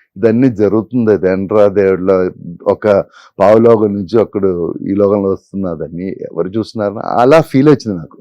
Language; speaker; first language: Telugu; non-native, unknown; Malayalam